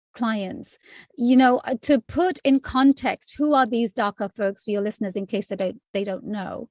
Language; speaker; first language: English; native; English